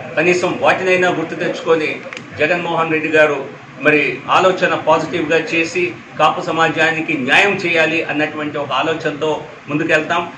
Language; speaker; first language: Telugu; native; Telugu